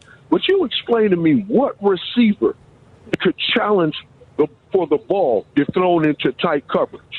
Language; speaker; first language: English; native; English